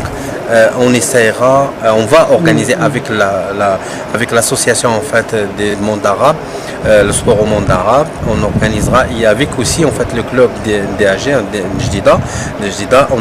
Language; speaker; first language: French; non-native, local second language; Arabic